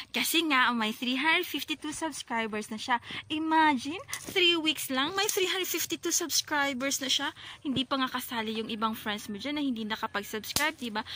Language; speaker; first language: Filipino; non-native, local second language; Waray